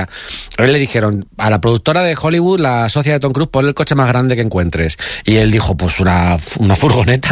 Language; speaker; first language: Spanish; native; Spanish